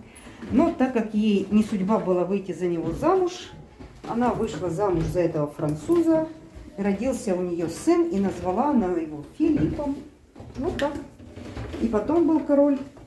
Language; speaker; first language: Russian; native; Russian